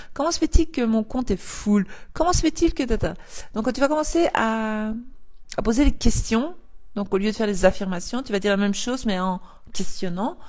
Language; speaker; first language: French; native; French